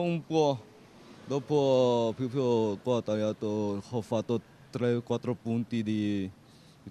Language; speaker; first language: Italian; non-native, learner; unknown